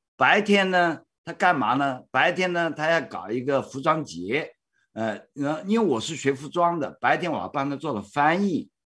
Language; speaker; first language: Chinese; native; Chinese